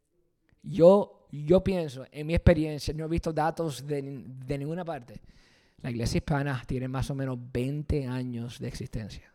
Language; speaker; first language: Spanish; early bilingual, heritage; Spanish